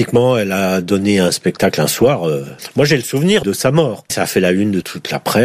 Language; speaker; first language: French; native; French